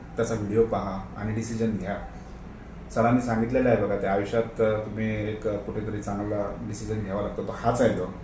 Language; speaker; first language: Marathi; non-native, local second language; Konkani